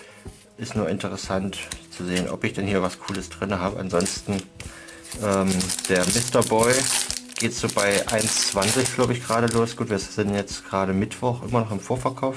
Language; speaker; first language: German; native; German